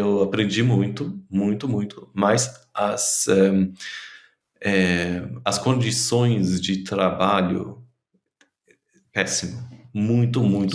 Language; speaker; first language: Portuguese; non-native, fluent; German